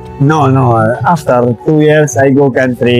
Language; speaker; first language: English; non-native, learner; Arabic